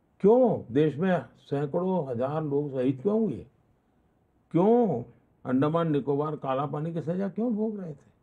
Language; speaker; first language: Hindi; non-native, local second language; Gujarati